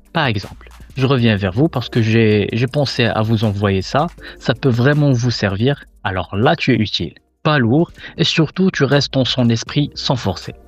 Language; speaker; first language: French; non-native, local second language; Arabic